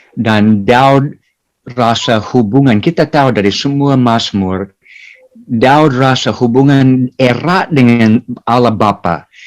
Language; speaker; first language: Indonesian; non-native, fluent; English